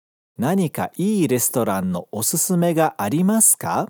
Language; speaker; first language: Japanese; non-native, fluent; Portuguese